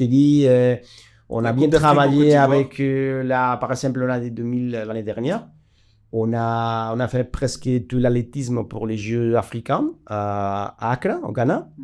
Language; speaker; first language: French; non-native, fluent; Spanish